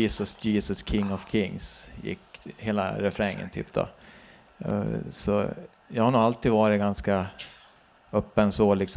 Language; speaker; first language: Swedish; native; Swedish